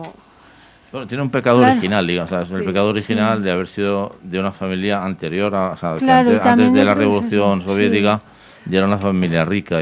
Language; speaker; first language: Spanish; native; Spanish